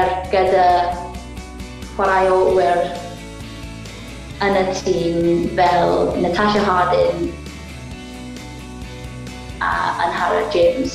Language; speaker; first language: Welsh; non-native, local second language; English